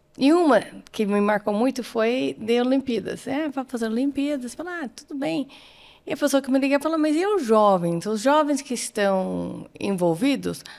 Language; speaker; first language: Portuguese; non-native, fluent; English